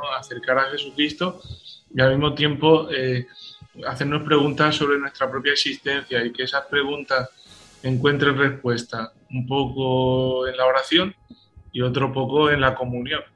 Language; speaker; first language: Spanish; native; Spanish